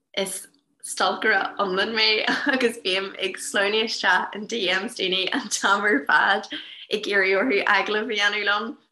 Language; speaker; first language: Irish; non-native, local second language; English